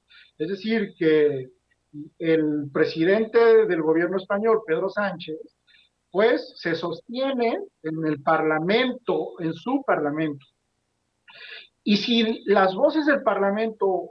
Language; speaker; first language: Spanish; native; Spanish